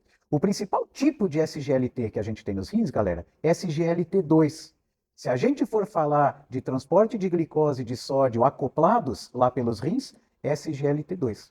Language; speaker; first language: Portuguese; native; Portuguese